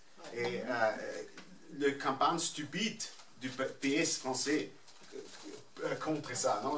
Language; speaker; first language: French; non-native, fluent; German